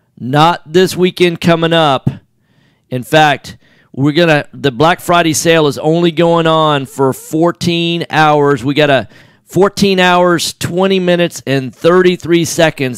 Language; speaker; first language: English; native; English